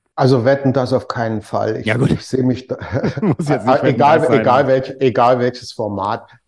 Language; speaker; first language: German; native; German